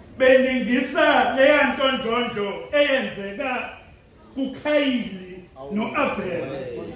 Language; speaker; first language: Zulu; non-native, local second language; Xhosa